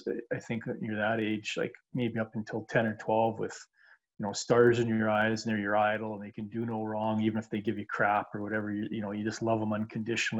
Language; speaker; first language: English; native; English